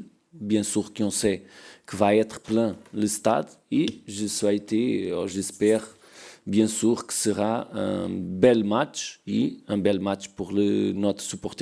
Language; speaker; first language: French; non-native, learner; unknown